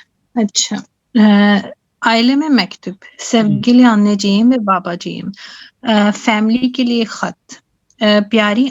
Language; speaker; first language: Turkish; non-native, learner; Urdu